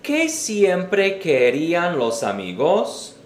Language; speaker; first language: Spanish; non-native, fluent; English